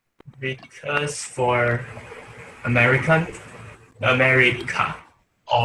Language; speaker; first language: English; non-native, learner; Chinese